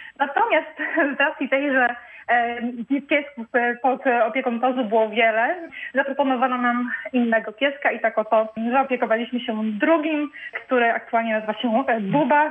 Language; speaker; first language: Polish; native; Polish